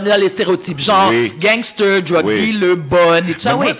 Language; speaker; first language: French; native; French